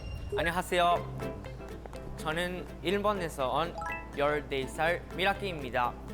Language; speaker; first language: Korean; non-native, learner; Japanese